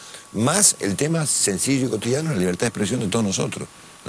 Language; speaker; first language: Spanish; native; Spanish